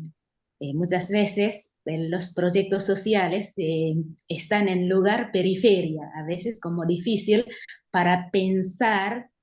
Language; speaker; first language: Spanish; non-native, learner; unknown